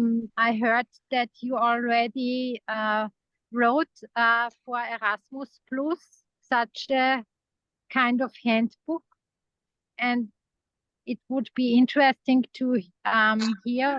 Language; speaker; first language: English; non-native, fluent; German